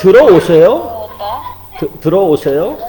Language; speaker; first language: Korean; non-native, fluent; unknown